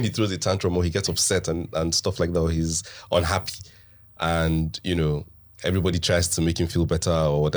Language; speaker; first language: English; non-native, local second language; Hausa